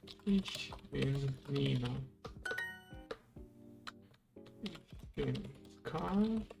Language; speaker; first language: German; non-native, learner; Hungarian